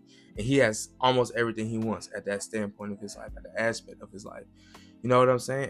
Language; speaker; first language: English; native; English